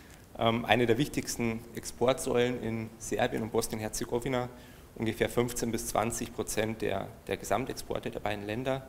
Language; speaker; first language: German; native; German